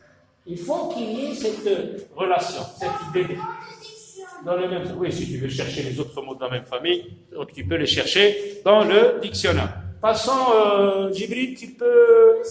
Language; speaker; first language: French; non-native, local second language; Arabic